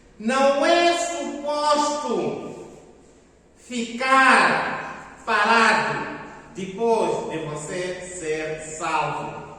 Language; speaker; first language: Portuguese; non-native, local second language; Tsonga